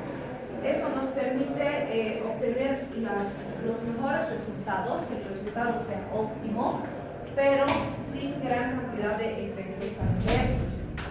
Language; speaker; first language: Spanish; native; Spanish